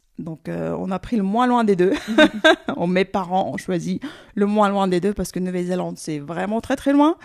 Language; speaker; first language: French; non-native, fluent; Russian